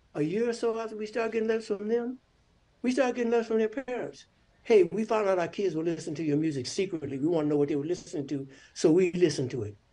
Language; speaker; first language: English; native; English